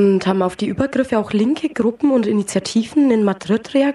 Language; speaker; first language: German; native; German